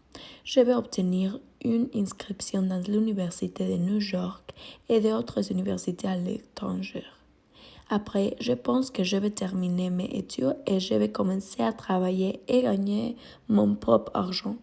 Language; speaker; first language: French; non-native, learner; Spanish